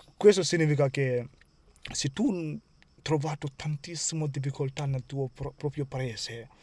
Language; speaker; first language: Italian; non-native, learner; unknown